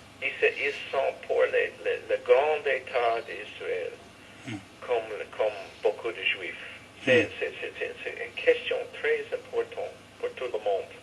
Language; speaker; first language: French; non-native, fluent; English